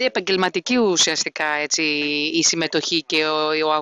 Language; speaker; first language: Greek; native; Greek